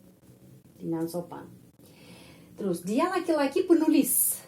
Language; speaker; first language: Indonesian; non-native, fluent; Russian